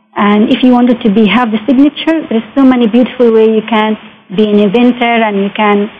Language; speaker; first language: English; non-native, fluent; Arabic